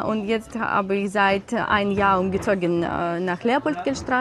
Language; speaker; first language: German; non-native, learner; Ukrainian